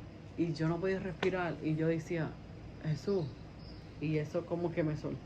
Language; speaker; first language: Spanish; early bilingual, heritage; Spanish